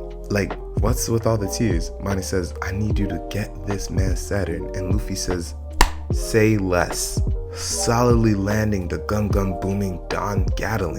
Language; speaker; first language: English; native; English